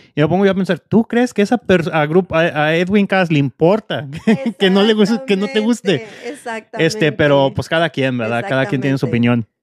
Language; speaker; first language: Spanish; early bilingual, heritage; Spanish